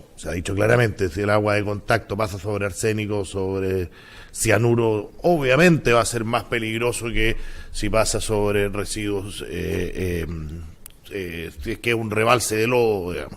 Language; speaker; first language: Spanish; native; Spanish